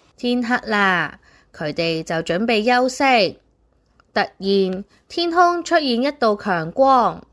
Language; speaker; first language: Chinese; native; Chinese